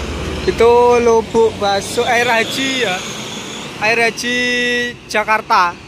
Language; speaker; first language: Indonesian; native; Indonesian